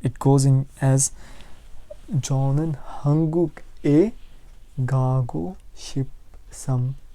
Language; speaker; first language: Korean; non-native, learner; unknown